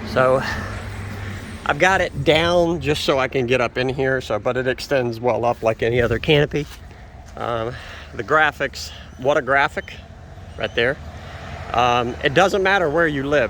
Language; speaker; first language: English; native; English